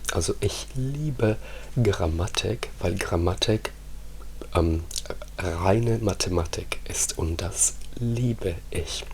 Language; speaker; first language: German; non-native, fluent; Italian